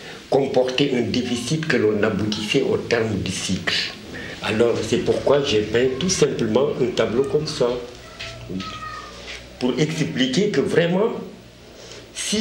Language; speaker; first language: French; non-native, local second language; Wolof